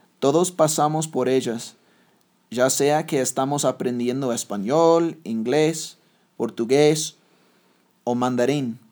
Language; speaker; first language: Spanish; non-native, fluent; English